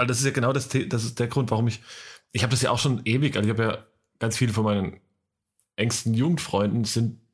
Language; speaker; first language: German; native; German